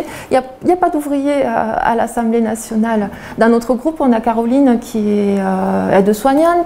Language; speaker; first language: French; native; French